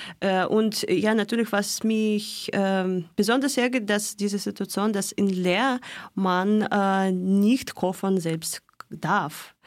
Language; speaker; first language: German; non-native, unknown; Russian